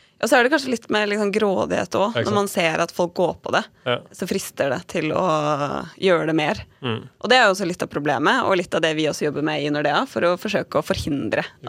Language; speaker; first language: Norwegian; native; Norwegian